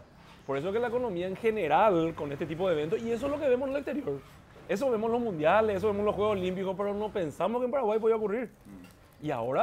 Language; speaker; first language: Spanish; native; Spanish